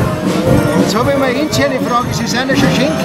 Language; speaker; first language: German; native; German